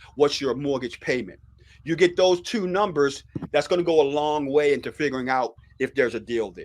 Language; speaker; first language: English; native; English